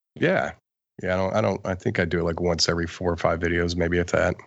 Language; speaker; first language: English; native; English